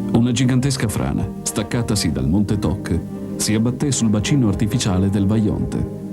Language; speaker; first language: Italian; native; Italian